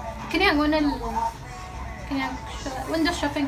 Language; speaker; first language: Korean; non-native, learner; Arabic